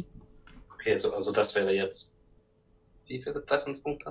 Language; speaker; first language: German; non-native, learner; English